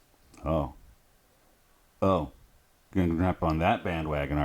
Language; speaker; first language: English; native; English